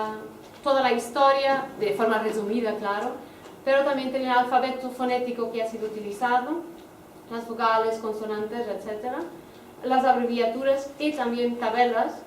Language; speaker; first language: Spanish; non-native, fluent; Portuguese